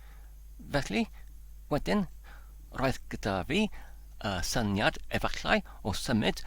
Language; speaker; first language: Welsh; non-native, learner; Polish